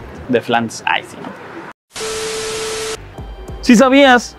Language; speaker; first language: Spanish; native; Spanish